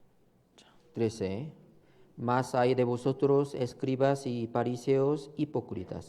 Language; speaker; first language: Spanish; non-native, learner; Korean